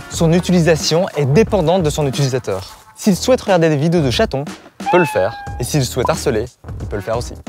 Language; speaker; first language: French; early bilingual, other home language; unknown